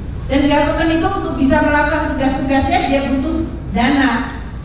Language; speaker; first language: Indonesian; native; Indonesian